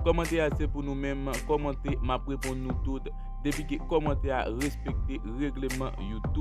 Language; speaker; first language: French; non-native, local second language; Haitian Creole